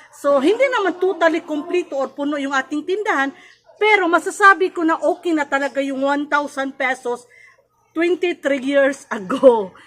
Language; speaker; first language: Filipino; non-native, local second language; Cebuano